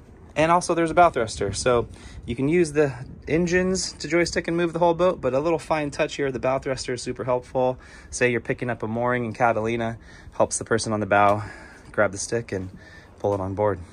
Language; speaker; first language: English; native; English